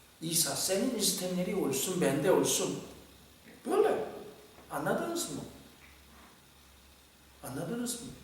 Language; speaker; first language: Turkish; non-native, fluent; Korean